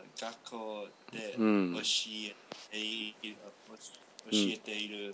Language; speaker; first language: Japanese; non-native, learner; English